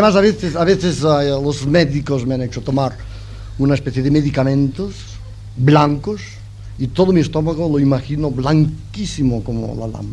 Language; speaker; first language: Spanish; non-native, local second language; Catalan